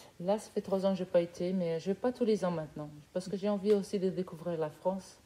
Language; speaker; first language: French; non-native, fluent; Portuguese